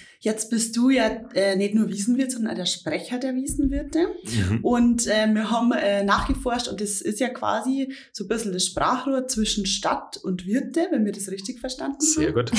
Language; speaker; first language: German; native; German